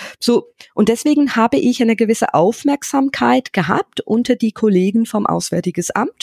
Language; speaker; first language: German; non-native, fluent; English